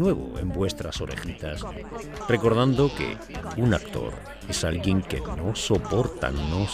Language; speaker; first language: Spanish; native; Spanish